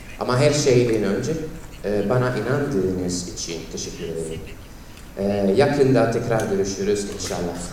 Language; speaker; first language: Turkish; non-native, fluent; Italian